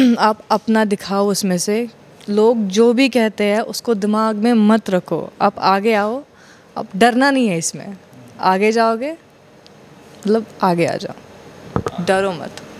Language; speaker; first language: Hindi; non-native, local second language; Kashmiri